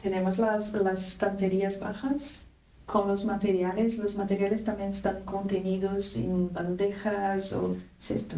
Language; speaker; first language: Spanish; non-native, fluent; Portuguese